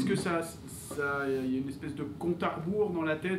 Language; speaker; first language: French; native; French